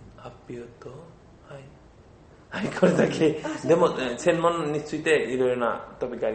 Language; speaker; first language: Japanese; non-native, learner; Bangla